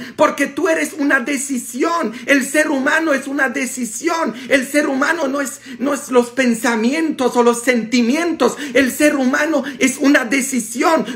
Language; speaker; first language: Spanish; non-native, fluent; Polish